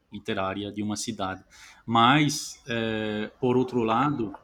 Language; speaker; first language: Portuguese; non-native, fluent; French